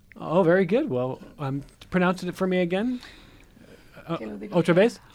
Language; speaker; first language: English; native; English